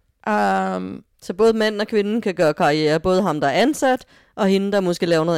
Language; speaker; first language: Danish; native; Danish